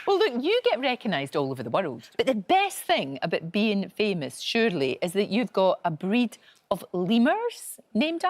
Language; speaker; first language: English; native; English